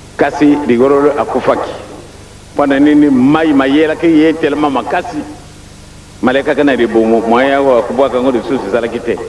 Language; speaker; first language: Lingala; non-native, local second language; Kongo